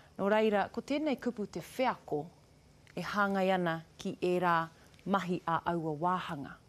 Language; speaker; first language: Māori; non-native, local second language; English